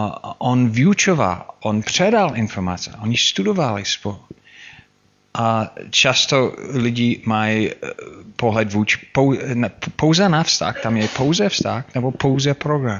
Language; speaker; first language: Czech; non-native, fluent; English